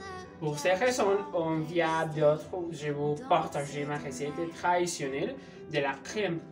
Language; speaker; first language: French; non-native, learner; Spanish